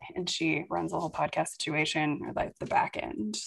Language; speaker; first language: English; native; English